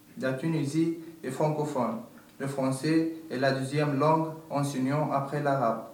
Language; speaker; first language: French; non-native, local second language; Arabic